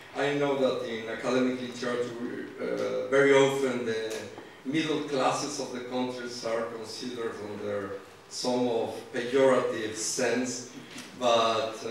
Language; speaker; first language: English; non-native, fluent; Spanish